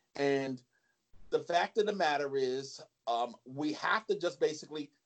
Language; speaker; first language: English; native; English